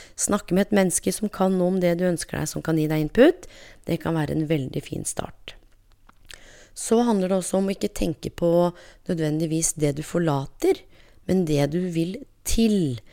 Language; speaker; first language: Norwegian; native; Norwegian